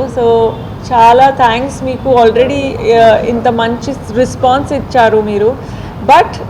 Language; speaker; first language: Telugu; non-native, fluent; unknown